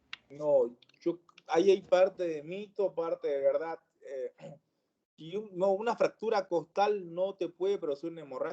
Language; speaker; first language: Spanish; native; Spanish